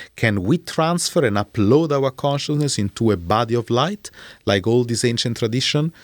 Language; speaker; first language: English; non-native, fluent; Italian